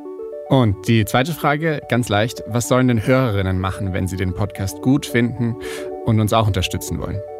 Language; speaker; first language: German; native; German